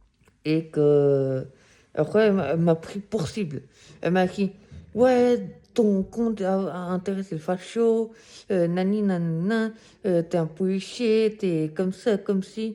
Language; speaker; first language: French; non-native, fluent; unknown